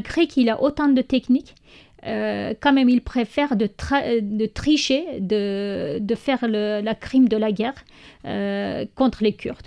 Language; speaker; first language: French; non-native, learner; Kurdish